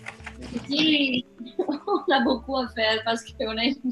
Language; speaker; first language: French; non-native, fluent; Italian